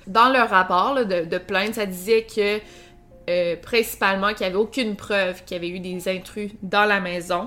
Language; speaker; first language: French; native; French